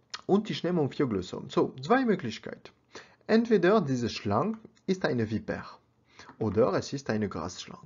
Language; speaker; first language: German; non-native, learner; French